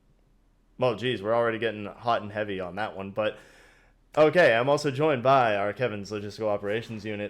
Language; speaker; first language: English; native; English